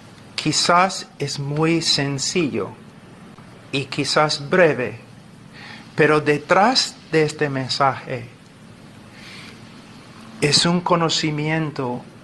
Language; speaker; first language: Spanish; non-native, fluent; English